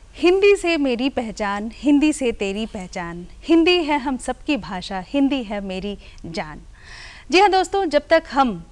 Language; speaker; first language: Hindi; native; Hindi